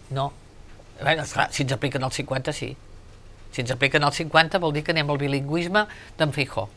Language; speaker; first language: Catalan; native; Catalan